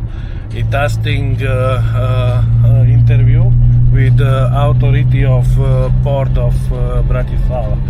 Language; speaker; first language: English; non-native, learner; Slovak